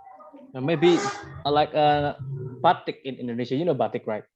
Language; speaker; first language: English; non-native, learner; Indonesian